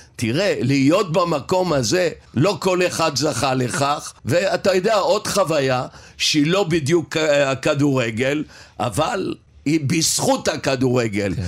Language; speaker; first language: Hebrew; native; Hebrew